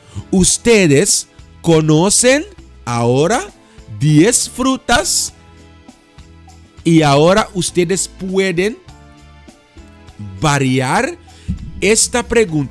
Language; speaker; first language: Spanish; non-native, fluent; Dutch